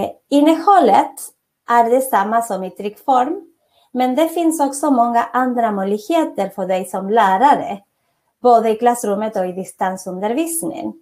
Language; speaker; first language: Swedish; non-native, fluent; Spanish